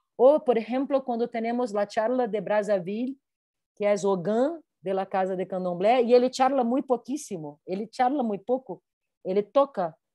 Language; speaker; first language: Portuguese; non-native, learner; Spanish